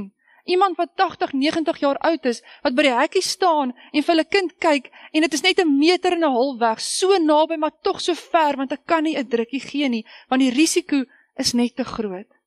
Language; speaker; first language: Afrikaans; native; Afrikaans